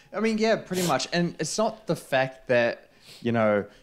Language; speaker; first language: English; native; English